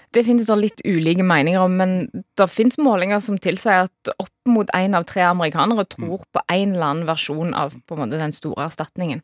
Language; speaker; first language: Norwegian; native; Norwegian